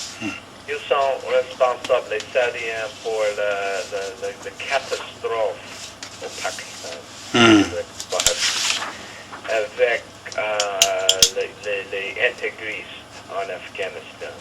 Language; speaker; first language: French; non-native, fluent; English